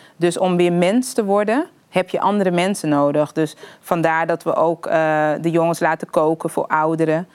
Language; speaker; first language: Dutch; early bilingual, other home language; Papiamento